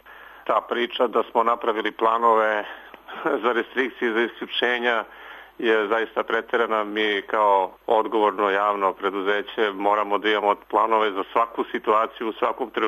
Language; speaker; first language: Croatian; native; Croatian